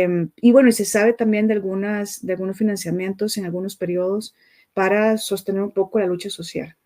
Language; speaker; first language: Spanish; native; Spanish